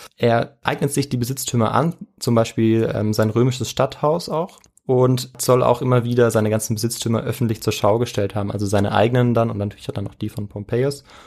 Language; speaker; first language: German; native; German